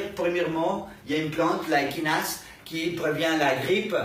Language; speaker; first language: French; non-native, fluent; Spanish